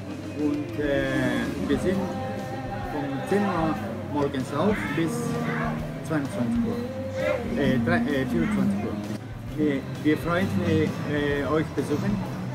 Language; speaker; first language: German; non-native, learner; Greek